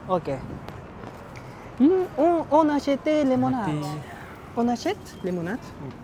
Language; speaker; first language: French; non-native, learner; Japanese